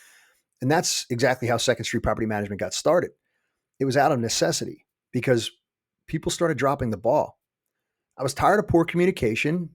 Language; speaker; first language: English; native; English